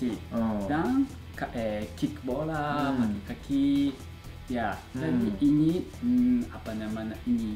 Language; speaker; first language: Indonesian; non-native, learner; Japanese